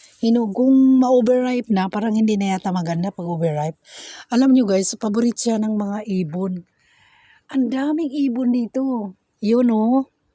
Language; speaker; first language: Filipino; non-native, local second language; Cebuano